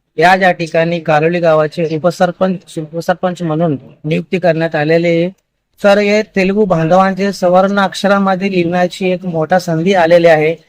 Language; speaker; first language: Marathi; non-native, local second language; Telugu